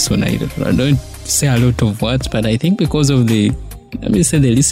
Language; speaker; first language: English; non-native, local second language; Ganda